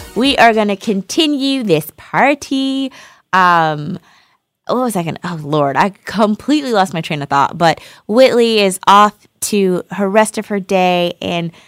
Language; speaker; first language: English; native; English